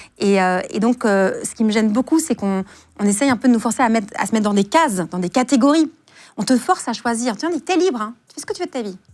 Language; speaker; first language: French; native; French